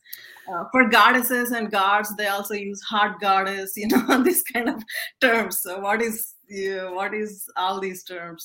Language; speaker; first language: English; non-native, local second language; Telugu